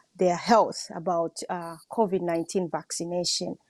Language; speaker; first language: English; non-native, local second language; Swahili